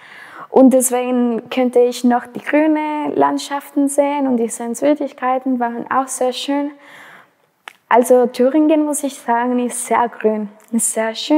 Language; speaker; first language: German; non-native, fluent; Spanish